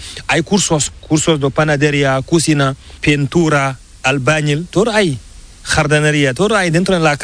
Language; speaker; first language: Spanish; non-native, learner; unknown